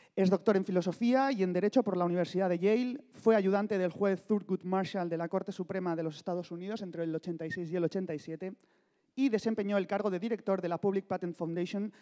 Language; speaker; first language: Spanish; non-native, local second language; Basque